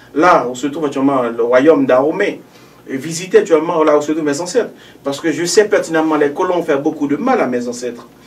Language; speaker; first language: French; non-native, local second language; Haitian Creole